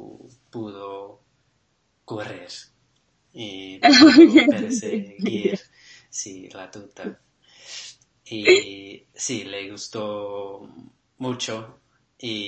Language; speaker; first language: Spanish; non-native, learner; English